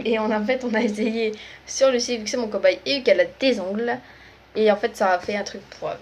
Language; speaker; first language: French; native; French